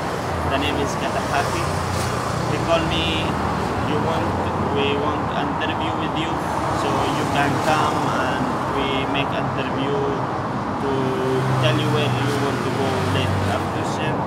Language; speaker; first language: English; non-native, learner; Arabic